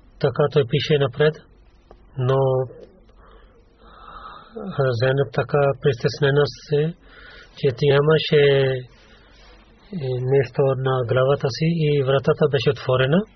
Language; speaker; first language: Bulgarian; non-native, learner; Urdu